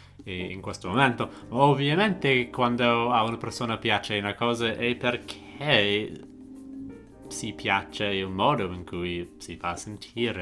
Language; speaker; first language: Italian; non-native, fluent; English